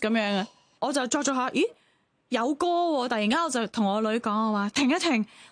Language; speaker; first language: Cantonese; early bilingual, heritage; Cantonese